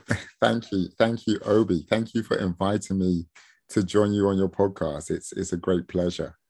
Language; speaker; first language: English; early bilingual, other home language; Yoruba